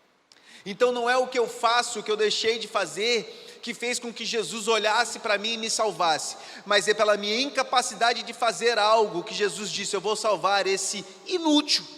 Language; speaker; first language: Portuguese; native; Portuguese